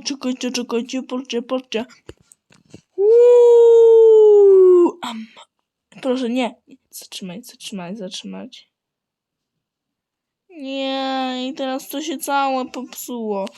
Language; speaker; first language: Polish; native; Polish